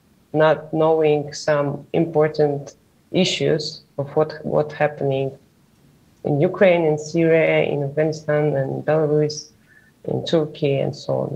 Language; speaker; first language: English; non-native, fluent; Russian